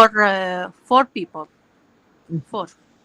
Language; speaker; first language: English; non-native, learner; Arabic